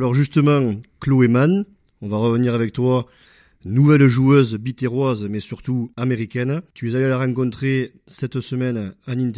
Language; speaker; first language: French; native; French